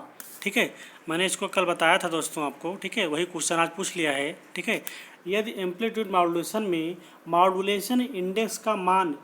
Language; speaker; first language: Hindi; native; Hindi